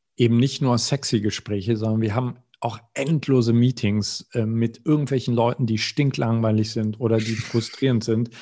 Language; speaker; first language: German; native; German